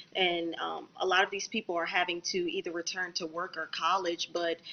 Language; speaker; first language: English; native; English